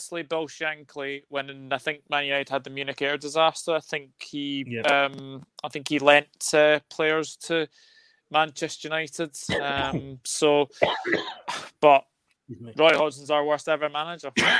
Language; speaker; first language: English; native; English